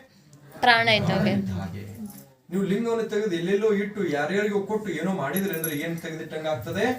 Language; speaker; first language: Kannada; native; Kannada